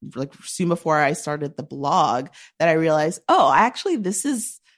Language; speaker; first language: English; native; English